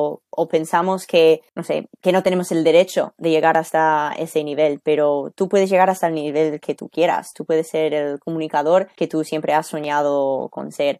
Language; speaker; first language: Spanish; non-native, fluent; English